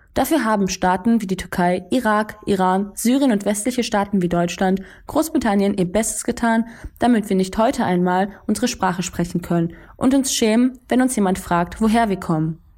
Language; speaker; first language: German; early bilingual, other home language; Kurdish